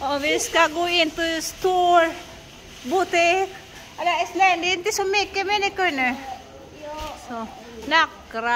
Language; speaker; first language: Swedish; non-native, learner; Cebuano